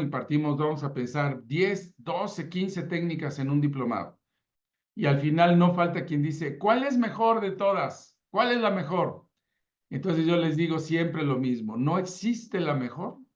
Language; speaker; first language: Spanish; native; Spanish